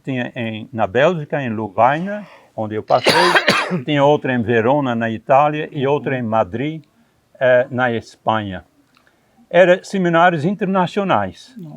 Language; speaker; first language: Portuguese; non-native, fluent; Dutch